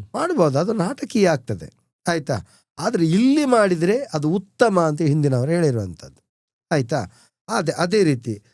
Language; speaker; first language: Kannada; non-native, local second language; Tulu